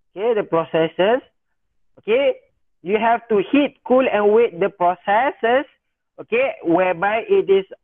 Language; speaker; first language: English; non-native, local second language; Malay